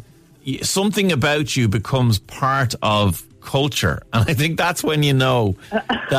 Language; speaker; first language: English; native; English